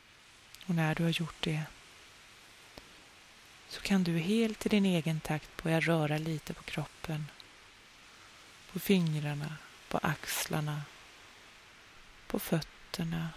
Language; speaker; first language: Swedish; native; Swedish